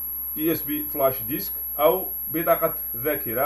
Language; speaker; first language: Arabic; native; Arabic